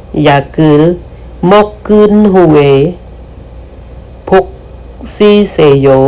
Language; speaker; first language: Korean; non-native, fluent; Khmer